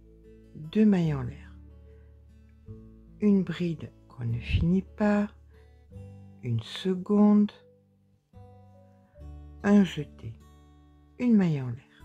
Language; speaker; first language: French; native; French